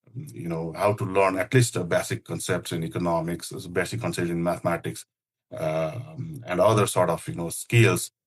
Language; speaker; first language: English; non-native, local second language; Nepali